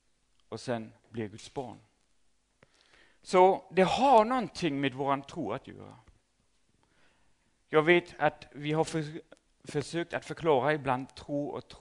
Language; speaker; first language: Swedish; non-native, fluent; German